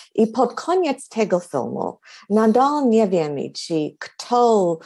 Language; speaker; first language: Polish; non-native, fluent; English